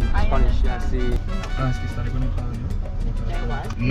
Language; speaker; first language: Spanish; non-native, learner; Korean